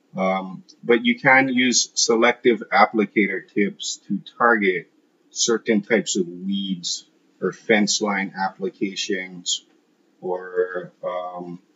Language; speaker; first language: English; native; English